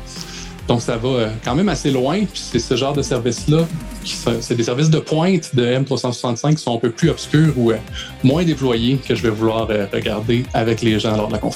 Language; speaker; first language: French; native; French